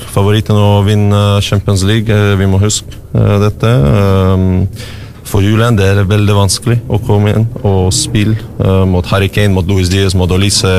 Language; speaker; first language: Norwegian; non-native, learner; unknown